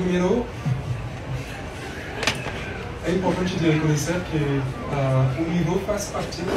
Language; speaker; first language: Portuguese; non-native, learner; French